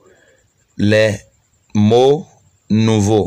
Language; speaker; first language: French; non-native, local second language; Fon